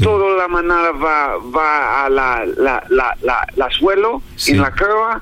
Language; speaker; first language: Spanish; non-native, learner; English